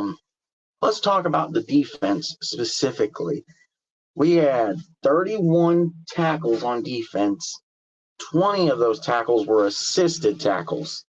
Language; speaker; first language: English; native; English